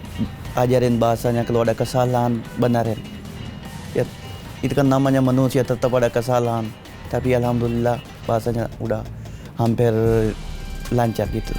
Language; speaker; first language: Indonesian; non-native, learner; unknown